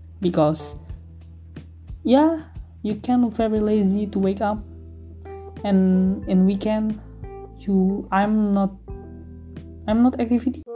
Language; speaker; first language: English; non-native, learner; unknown